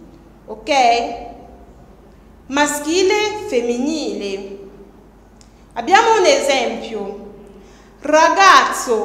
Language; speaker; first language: Italian; non-native, fluent; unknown